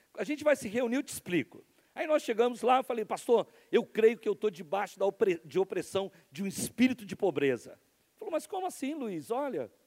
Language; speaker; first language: Portuguese; native; Portuguese